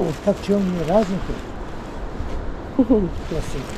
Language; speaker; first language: Russian; non-native, local second language; Uzbek